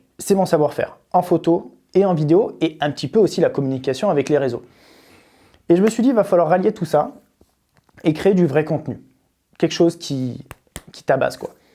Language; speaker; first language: French; native; French